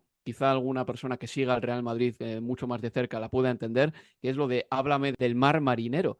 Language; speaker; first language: Spanish; native; Spanish